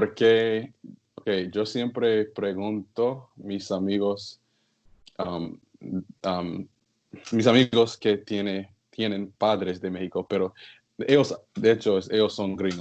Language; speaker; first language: Spanish; non-native, learner; English